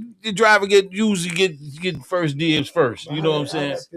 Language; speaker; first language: English; native; English